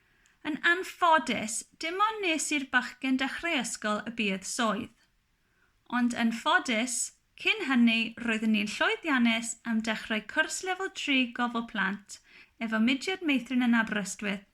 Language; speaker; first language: Welsh; non-native, local second language; English